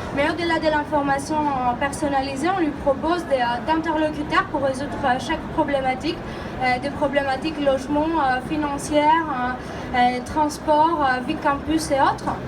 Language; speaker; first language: French; non-native, fluent; Greek